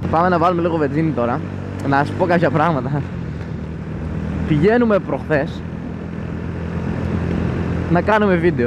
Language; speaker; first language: Greek; native; Greek